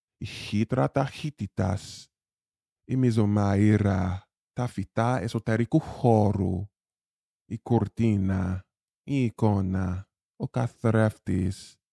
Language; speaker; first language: Greek; non-native, learner; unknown